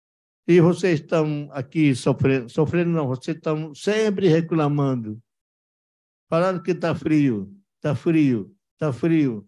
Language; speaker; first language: Portuguese; non-native, local second language; Yanomámi